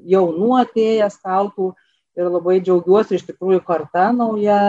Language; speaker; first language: Lithuanian; native; Lithuanian